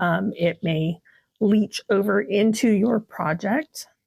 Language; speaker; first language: English; native; English